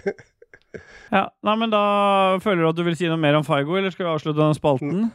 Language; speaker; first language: Norwegian; native; Norwegian